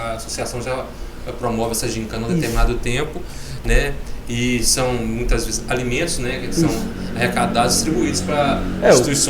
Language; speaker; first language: Portuguese; native; Portuguese